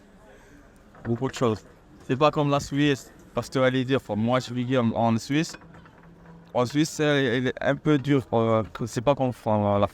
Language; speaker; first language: French; non-native, local second language; Arabic